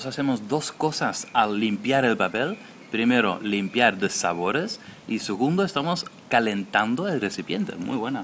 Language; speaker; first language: Spanish; non-native, fluent; Dutch